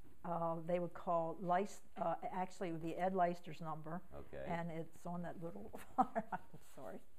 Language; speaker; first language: English; native; English